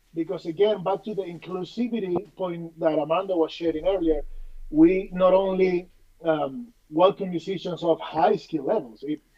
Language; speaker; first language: English; non-native, fluent; Spanish